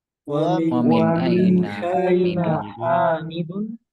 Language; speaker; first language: Arabic; non-native, learner; Indonesian